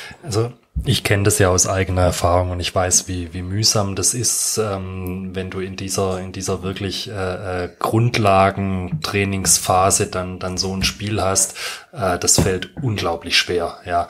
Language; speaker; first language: German; native; German